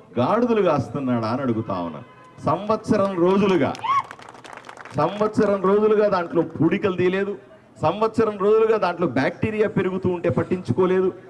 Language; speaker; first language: Telugu; native; Telugu